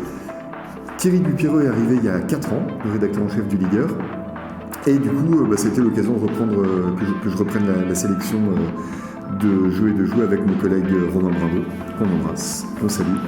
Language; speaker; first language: French; native; French